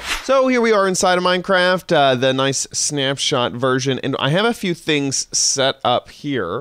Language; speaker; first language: English; native; English